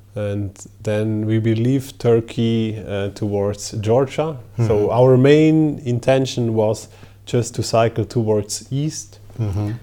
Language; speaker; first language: English; non-native, fluent; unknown